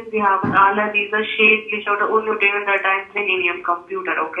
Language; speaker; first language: German; non-native, learner; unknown